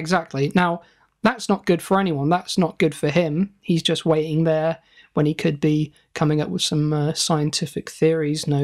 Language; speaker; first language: English; native; English